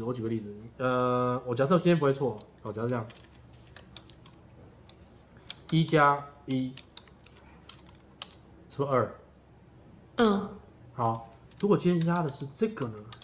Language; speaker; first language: Chinese; native; Chinese